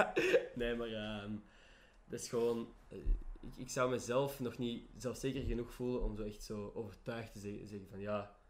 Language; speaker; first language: Dutch; native; Dutch